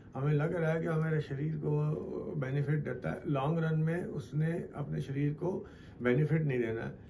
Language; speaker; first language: Hindi; non-native, local second language; Punjabi